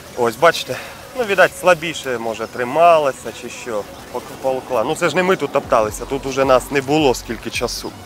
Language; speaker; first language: Ukrainian; non-native, local second language; Russian